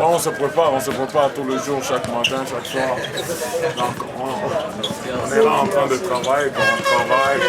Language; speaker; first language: French; non-native, local second language; Swahili